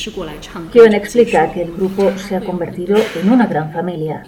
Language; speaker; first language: Spanish; native; Spanish